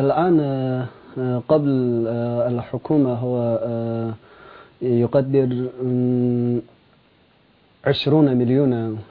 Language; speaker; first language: Arabic; non-native, learner; Chinese